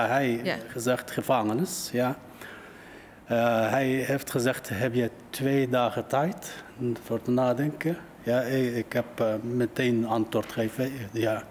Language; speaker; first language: Dutch; non-native, learner; Uyghur